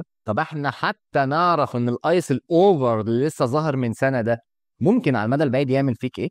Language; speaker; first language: Arabic; native; Arabic